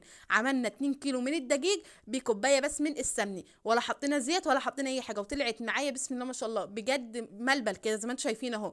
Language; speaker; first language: Arabic; native; Arabic